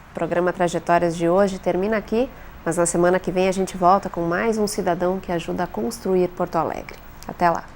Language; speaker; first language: Portuguese; native; Portuguese